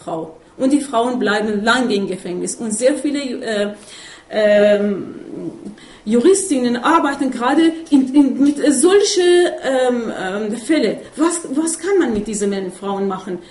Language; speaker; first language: German; non-native, fluent; Persian